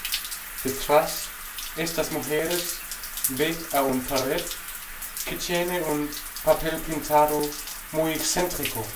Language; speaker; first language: Spanish; non-native, learner; Danish